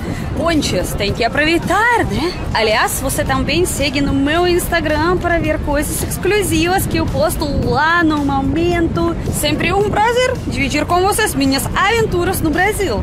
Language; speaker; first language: Portuguese; non-native, fluent; Russian